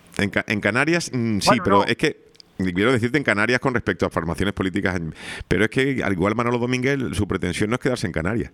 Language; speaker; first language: Spanish; native; Spanish